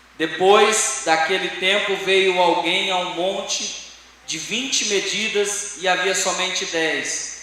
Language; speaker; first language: Portuguese; native; Portuguese